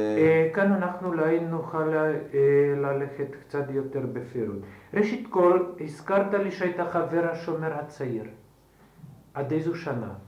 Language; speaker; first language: Hebrew; non-native, fluent; Slovak